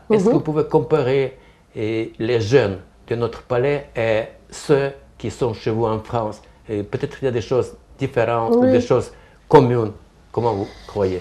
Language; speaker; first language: French; non-native, fluent; Ukrainian